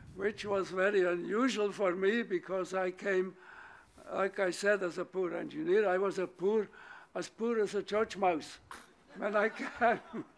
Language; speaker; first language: English; non-native, fluent; German